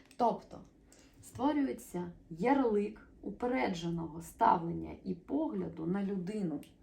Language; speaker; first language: Ukrainian; native; Ukrainian